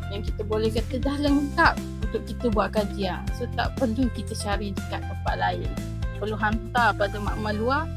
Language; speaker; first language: Malay; native; Malay